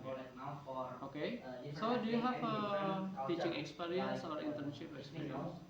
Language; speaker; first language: English; non-native, learner; Indonesian